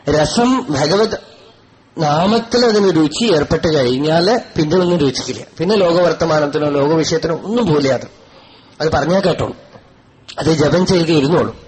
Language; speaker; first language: Malayalam; non-native, local second language; Tamil